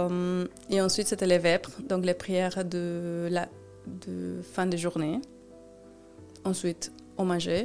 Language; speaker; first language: French; non-native, fluent; Spanish